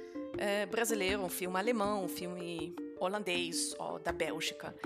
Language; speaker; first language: Portuguese; non-native, fluent; German